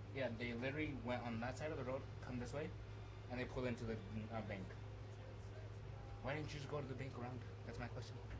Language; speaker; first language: English; early bilingual, other home language; Spanish